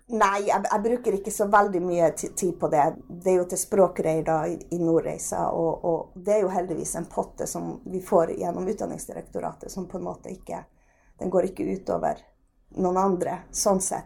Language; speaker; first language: Norwegian; native; Norwegian